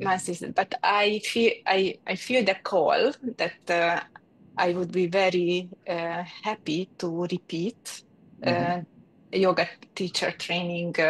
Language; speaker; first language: English; non-native, learner; Hungarian